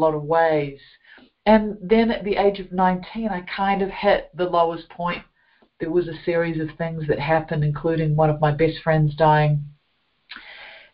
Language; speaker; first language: English; native; English